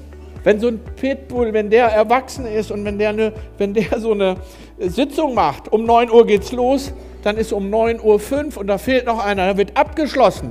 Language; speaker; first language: German; native; German